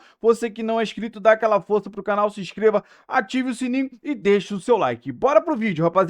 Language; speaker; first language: Portuguese; native; Portuguese